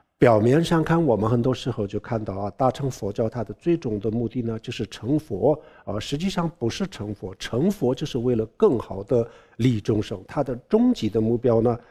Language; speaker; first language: Chinese; non-native, local second language; Tibetan